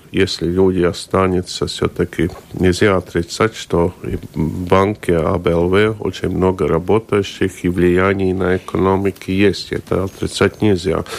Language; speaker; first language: Russian; non-native, local second language; Latvian